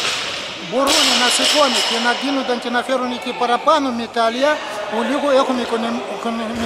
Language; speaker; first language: Greek; non-native, learner; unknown